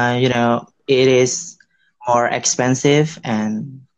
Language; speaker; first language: English; non-native, fluent; Indonesian